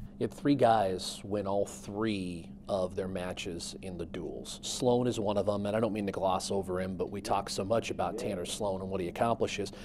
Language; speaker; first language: English; native; English